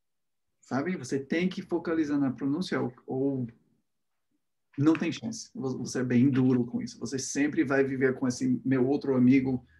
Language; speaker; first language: Portuguese; non-native, fluent; English